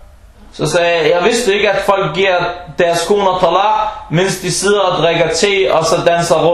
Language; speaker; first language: Danish; non-native, fluent; Arabic